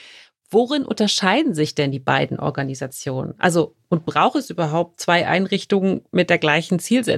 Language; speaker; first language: German; native; German